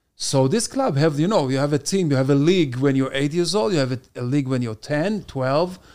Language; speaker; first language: English; non-native, fluent; Hebrew